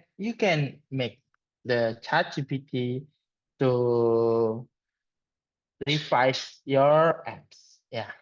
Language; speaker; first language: English; non-native, learner; Indonesian